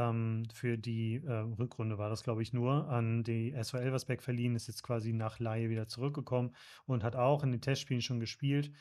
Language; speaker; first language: German; native; German